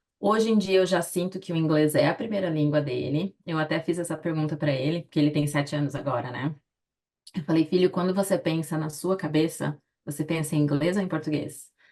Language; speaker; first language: Portuguese; native; Portuguese